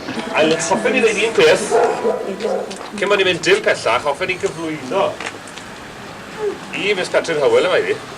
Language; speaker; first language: Welsh; native; Welsh